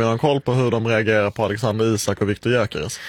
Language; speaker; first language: Swedish; native; Swedish